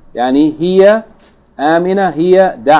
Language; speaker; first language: Arabic; non-native, fluent; English